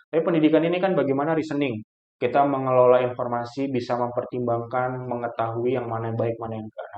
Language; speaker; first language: Indonesian; native; Indonesian